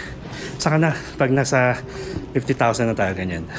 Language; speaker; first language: Filipino; native; Filipino